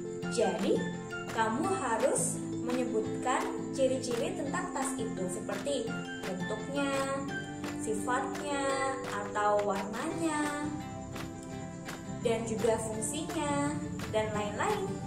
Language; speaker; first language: Indonesian; native; Indonesian